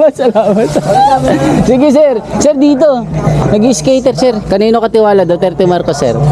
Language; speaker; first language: Filipino; native; Filipino